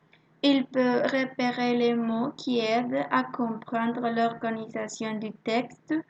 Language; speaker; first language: French; non-native, learner; Spanish